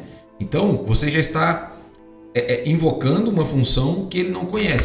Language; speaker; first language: Portuguese; native; Portuguese